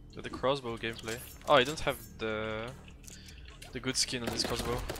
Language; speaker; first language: English; non-native, fluent; French